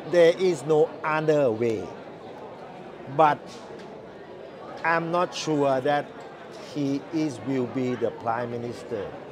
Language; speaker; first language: English; non-native, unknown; Thai